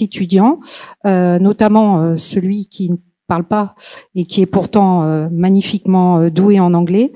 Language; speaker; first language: French; native; French